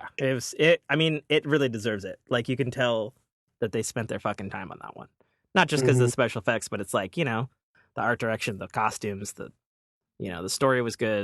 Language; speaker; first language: English; native; English